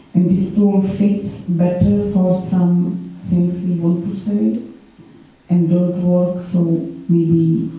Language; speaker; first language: English; non-native, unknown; Czech